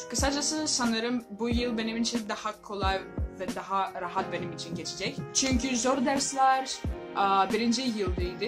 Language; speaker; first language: Turkish; non-native, learner; Greek